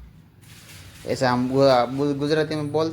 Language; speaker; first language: Hindi; non-native, local second language; Gujarati